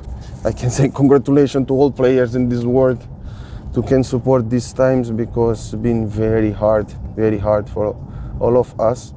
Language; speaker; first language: English; non-native, fluent; Portuguese